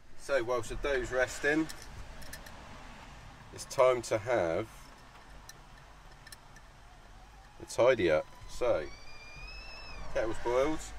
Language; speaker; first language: English; native; English